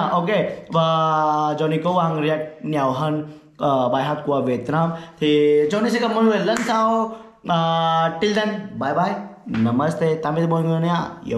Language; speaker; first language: Vietnamese; non-native, learner; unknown